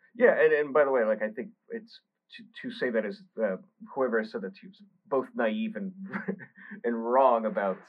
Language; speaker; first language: English; early bilingual, other home language; Bulgarian